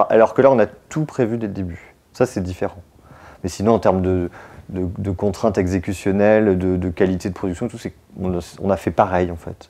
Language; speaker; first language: French; native; French